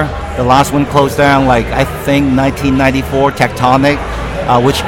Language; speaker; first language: English; non-native, local second language; Cantonese